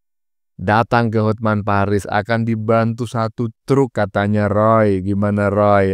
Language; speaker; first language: Indonesian; native; Indonesian